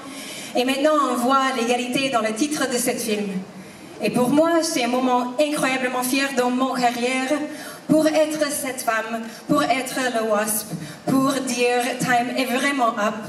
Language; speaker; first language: French; non-native, fluent; English